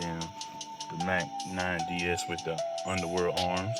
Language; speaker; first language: English; native; English